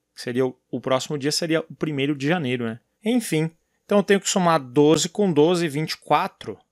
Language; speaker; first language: Portuguese; native; Portuguese